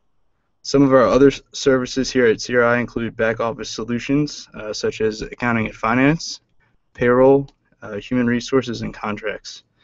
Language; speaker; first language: English; native; English